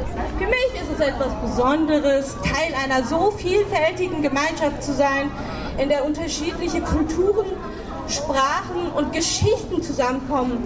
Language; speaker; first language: German; early bilingual, other home language; Turkish